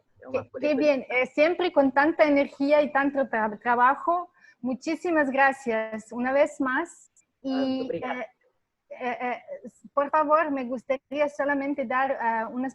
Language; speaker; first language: Spanish; non-native, fluent; Serbian